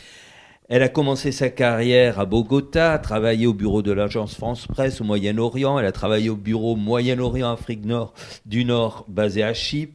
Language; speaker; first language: French; native; French